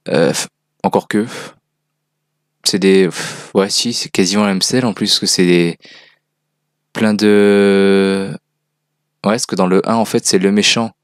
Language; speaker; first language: French; native; French